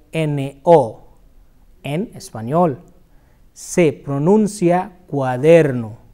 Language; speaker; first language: Spanish; non-native, fluent; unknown